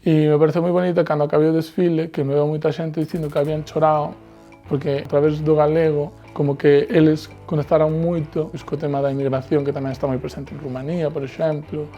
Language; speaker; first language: Galician; native; Galician